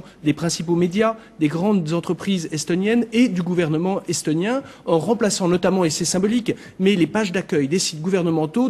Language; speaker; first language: French; native; French